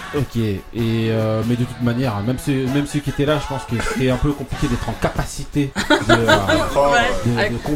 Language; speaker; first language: French; native; French